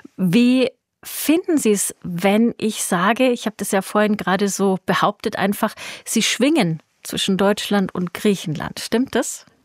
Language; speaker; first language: German; native; German